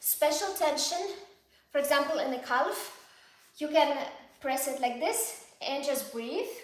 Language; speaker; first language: English; non-native, fluent; Ukrainian